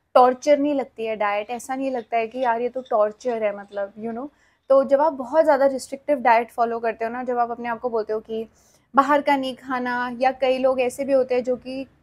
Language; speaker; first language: Hindi; native; Hindi